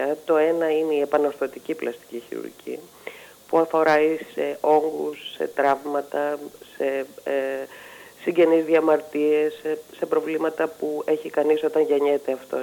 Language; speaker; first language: Greek; native; Greek